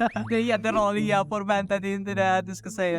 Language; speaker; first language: Swedish; non-native, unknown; Filipino